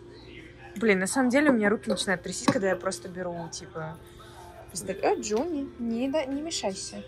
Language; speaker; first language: Russian; native; Russian